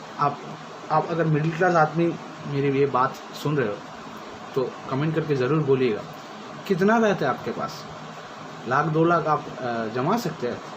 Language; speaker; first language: Hindi; non-native, local second language; Bangla